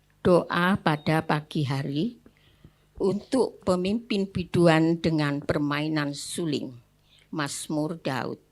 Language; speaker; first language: Indonesian; native; Indonesian